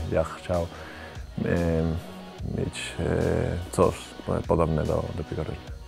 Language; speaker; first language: Polish; non-native, learner; Spanish